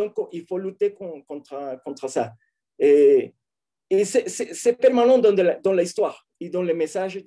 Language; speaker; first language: French; non-native, fluent; Spanish